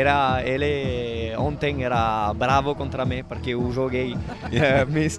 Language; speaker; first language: Portuguese; non-native, learner; French